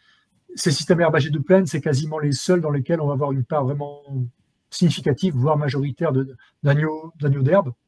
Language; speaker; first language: French; native; French